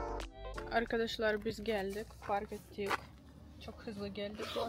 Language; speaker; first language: Turkish; non-native, learner; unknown